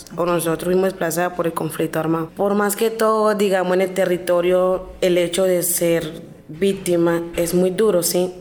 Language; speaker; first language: Spanish; non-native, local second language; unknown